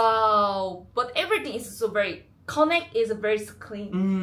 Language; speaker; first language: English; non-native, learner; Korean